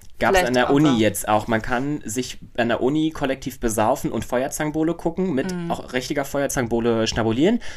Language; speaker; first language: German; native; German